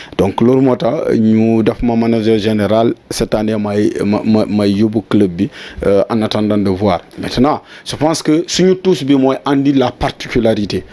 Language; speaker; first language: Wolof; non-native, local second language; Jola-Fonyi